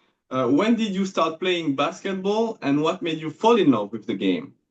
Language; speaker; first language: English; non-native, fluent; French